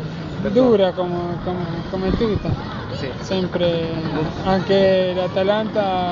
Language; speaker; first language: Italian; non-native, fluent; Spanish